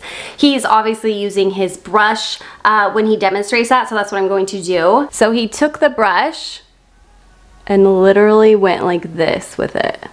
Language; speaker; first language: English; native; English